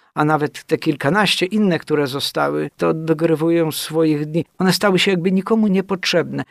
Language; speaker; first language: Polish; native; Polish